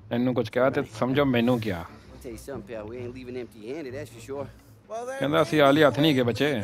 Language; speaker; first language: Urdu; native; Urdu